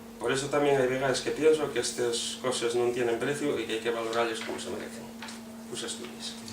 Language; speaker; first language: Asturian; non-native, local second language; Spanish